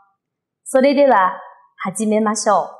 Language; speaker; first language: Japanese; non-native, fluent; Chinese